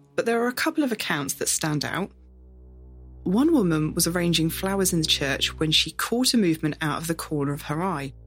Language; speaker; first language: English; native; English